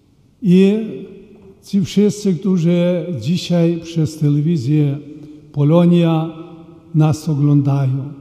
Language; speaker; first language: Polish; early bilingual, heritage; Polish